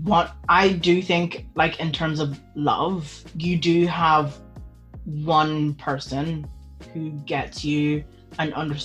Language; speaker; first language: English; native; English